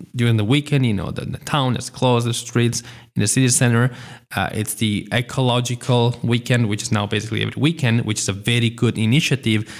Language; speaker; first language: English; non-native, fluent; Italian